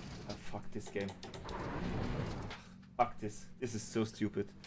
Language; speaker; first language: English; non-native, fluent; German